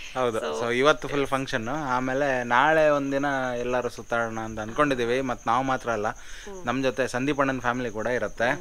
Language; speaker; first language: Kannada; non-native, local second language; Konkani